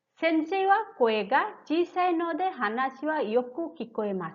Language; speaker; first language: Japanese; non-native, fluent; Hindi